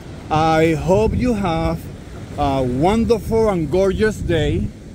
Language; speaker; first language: English; non-native, local second language; Spanish